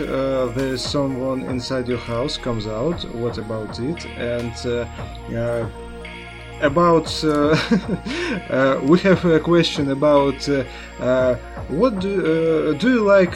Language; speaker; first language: English; non-native, learner; Russian